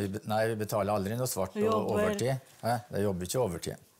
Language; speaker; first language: Norwegian; native; Norwegian